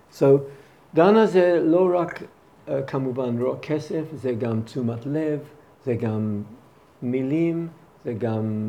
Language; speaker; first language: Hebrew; non-native, fluent; English